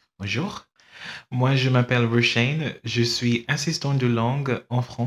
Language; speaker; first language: French; non-native, fluent; English